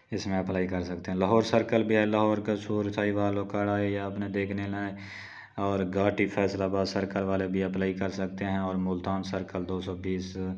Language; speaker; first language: Urdu; non-native, local second language; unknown